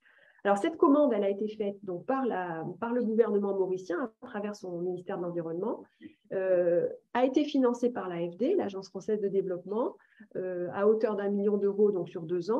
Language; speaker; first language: French; native; French